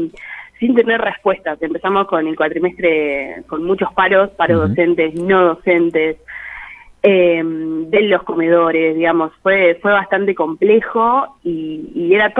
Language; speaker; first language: Spanish; native; Spanish